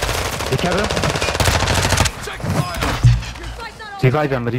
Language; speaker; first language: Dutch; early bilingual, other home language; Turkish